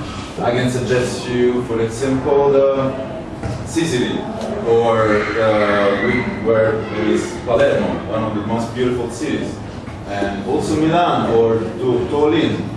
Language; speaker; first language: English; non-native, learner; Italian